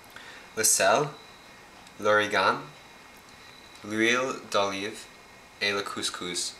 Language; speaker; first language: French; non-native, learner; English